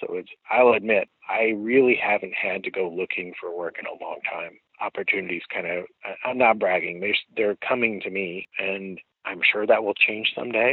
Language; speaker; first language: English; native; English